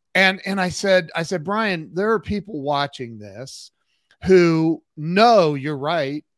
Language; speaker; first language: English; native; English